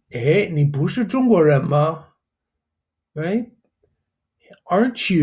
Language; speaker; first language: Chinese; non-native, fluent; English